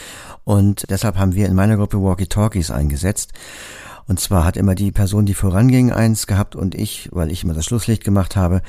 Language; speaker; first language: German; native; German